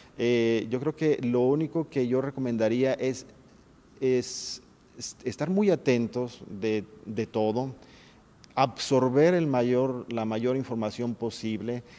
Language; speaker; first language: Spanish; native; Spanish